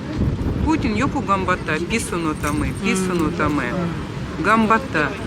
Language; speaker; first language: Japanese; non-native, learner; Russian